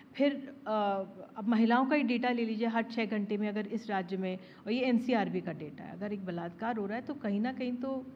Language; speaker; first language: Hindi; native; Hindi